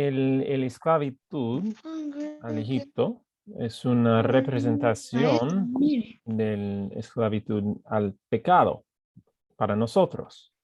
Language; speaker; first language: Spanish; non-native, fluent; English